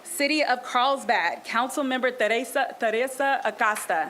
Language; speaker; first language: English; non-native, fluent; Spanish